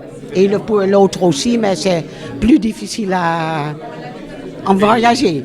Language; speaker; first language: French; non-native, fluent; Dutch